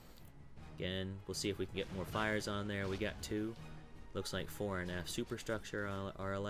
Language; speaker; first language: English; native; English